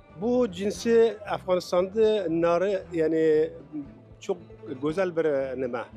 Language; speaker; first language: Turkish; non-native, learner; Uzbek